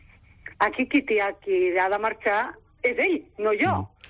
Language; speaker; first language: Catalan; non-native, local second language; Spanish